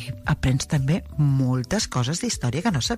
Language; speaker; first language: Catalan; native; Catalan